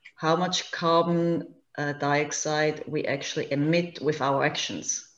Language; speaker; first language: English; non-native, fluent; German